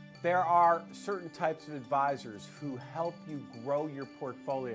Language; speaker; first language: English; native; English